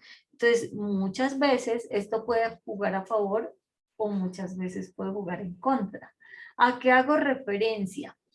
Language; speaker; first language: Spanish; native; Spanish